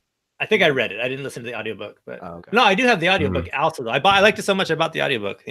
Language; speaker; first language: English; native; English